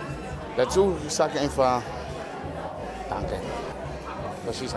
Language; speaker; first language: German; non-native, learner; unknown